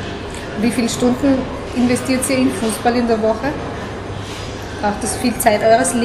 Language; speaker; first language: German; native; German